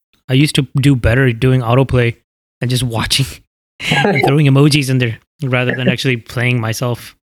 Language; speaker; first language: English; non-native, local second language; Hindi